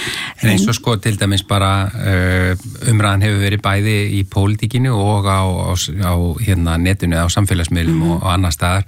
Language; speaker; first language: Icelandic; native; Icelandic